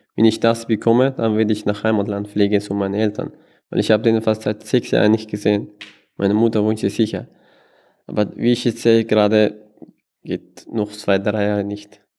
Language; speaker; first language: German; non-native, learner; Persian